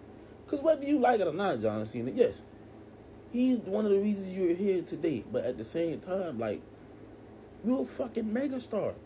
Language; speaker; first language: English; native; English